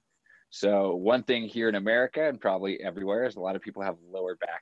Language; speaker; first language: English; native; English